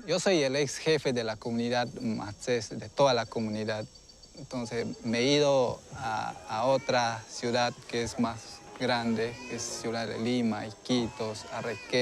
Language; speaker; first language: Spanish; non-native, local second language; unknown